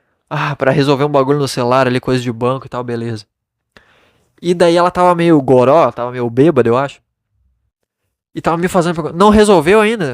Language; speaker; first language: Portuguese; native; Portuguese